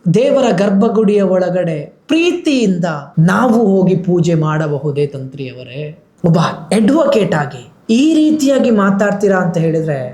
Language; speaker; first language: Kannada; non-native, local second language; Tulu